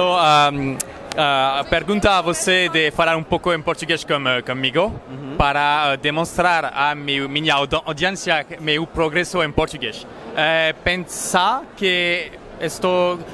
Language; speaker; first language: Portuguese; non-native, learner; French